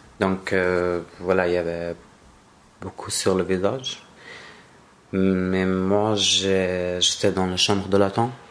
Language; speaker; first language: French; non-native, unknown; Arabic